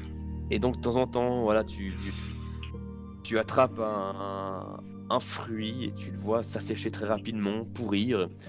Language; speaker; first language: French; native; French